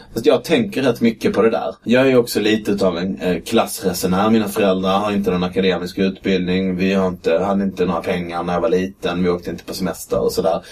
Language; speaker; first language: Swedish; native; Swedish